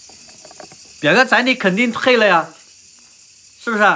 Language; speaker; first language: Chinese; native; Chinese